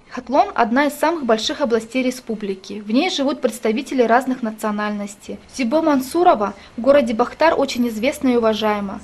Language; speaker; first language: Russian; non-native, local second language; Tajik